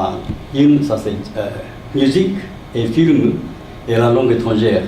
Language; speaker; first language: French; non-native, learner; Japanese